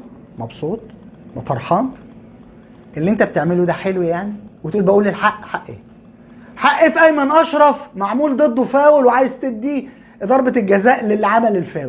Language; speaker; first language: Arabic; native; Arabic